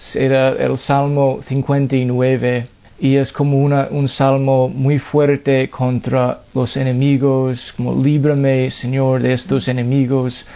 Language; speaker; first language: Spanish; non-native, fluent; English